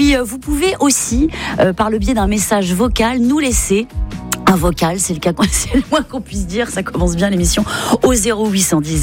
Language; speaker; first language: French; native; French